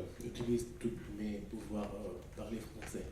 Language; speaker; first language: French; non-native, learner; Arabic